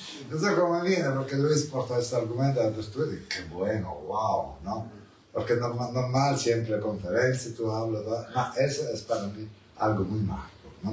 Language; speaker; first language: Spanish; non-native, learner; Italian